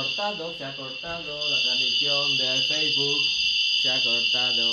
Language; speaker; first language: Spanish; native; Spanish